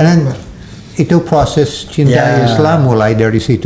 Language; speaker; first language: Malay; non-native, fluent; English